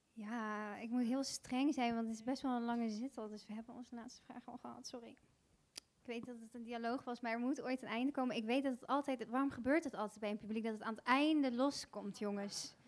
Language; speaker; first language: Dutch; early bilingual, other home language; Bosnian